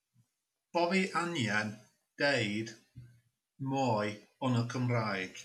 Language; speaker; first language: Welsh; non-native, learner; English